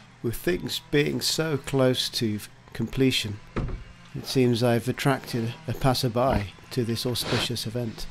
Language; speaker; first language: English; native; English